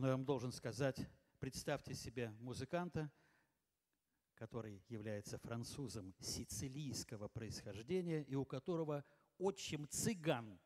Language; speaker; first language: Russian; native; Russian